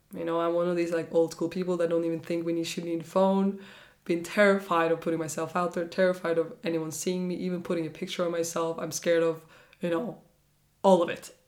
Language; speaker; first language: English; non-native, fluent; Norwegian